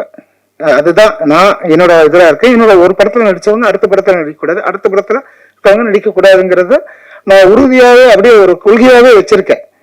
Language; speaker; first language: Tamil; native; Tamil